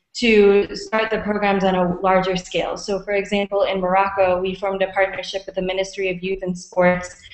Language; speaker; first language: English; native; English